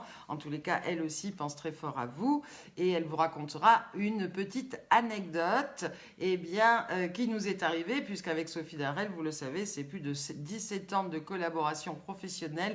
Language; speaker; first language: French; native; French